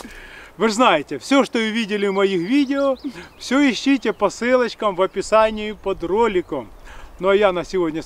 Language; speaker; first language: Russian; native; Russian